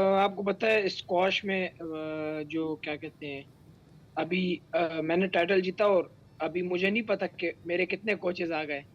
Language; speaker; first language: Urdu; non-native, local second language; Pashto